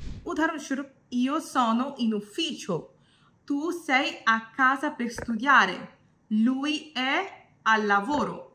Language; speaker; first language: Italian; non-native, fluent; Bangla